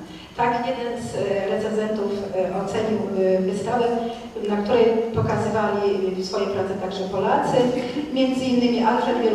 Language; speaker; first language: Polish; native; Polish